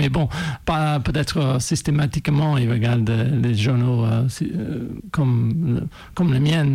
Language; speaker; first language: French; non-native, fluent; English